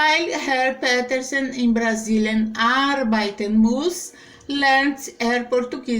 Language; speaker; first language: German; non-native, fluent; Portuguese